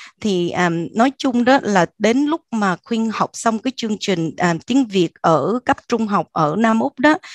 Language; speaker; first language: Vietnamese; early bilingual, heritage; Vietnamese